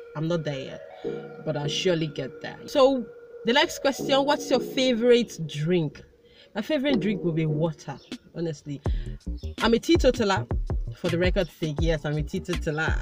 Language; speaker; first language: English; non-native, local second language; Igbo